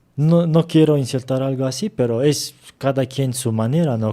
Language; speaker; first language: Spanish; non-native, learner; Turkish